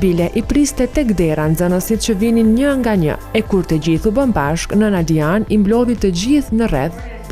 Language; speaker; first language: Albanian; native; Albanian